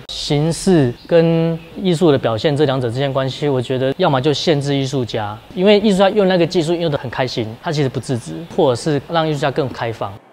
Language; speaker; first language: Chinese; native; Chinese